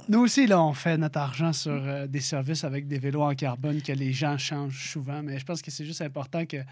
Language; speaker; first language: French; native; French